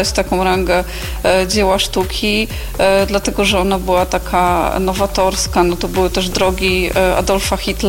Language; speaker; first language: Polish; native; Polish